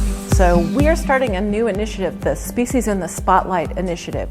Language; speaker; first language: English; native; English